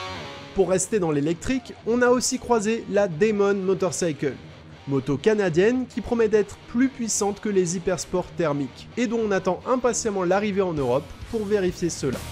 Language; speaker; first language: French; native; French